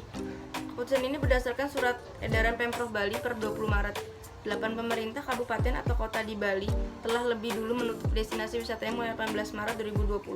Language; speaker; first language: Indonesian; native; Indonesian